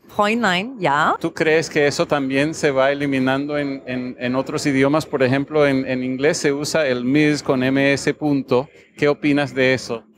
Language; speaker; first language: Spanish; non-native, fluent; English